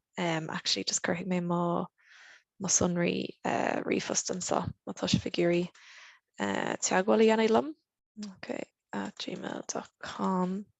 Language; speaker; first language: Irish; non-native, local second language; English